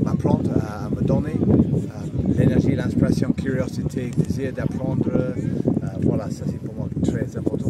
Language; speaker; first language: French; non-native, fluent; English